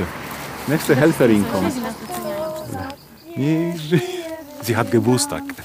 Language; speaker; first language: German; non-native, learner; Polish